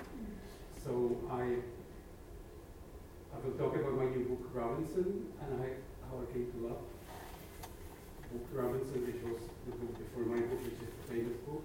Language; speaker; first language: English; non-native, fluent; Czech